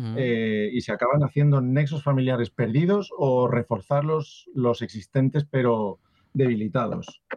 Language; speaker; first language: Spanish; native; Spanish